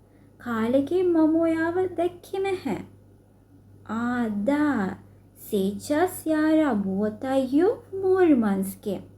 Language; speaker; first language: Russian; non-native, fluent; Sinhala